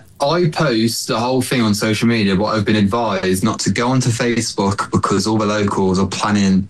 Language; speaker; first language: English; native; English